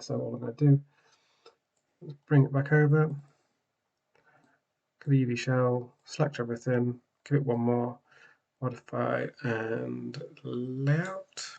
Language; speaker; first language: English; native; English